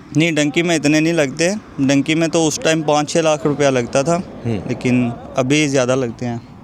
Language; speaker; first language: Urdu; non-native, local second language; Punjabi